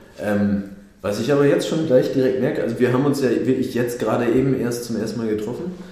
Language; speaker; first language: German; native; German